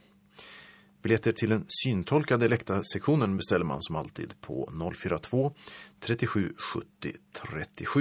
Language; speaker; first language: Swedish; native; Swedish